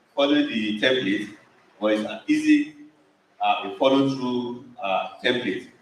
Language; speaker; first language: English; non-native, local second language; Yoruba